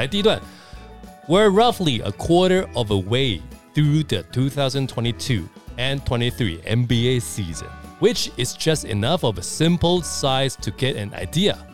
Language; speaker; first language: English; non-native, fluent; Chinese